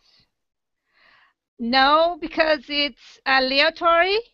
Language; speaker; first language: English; non-native, learner; Portuguese